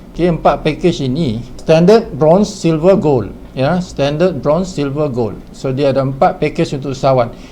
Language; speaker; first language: Malay; native; Malay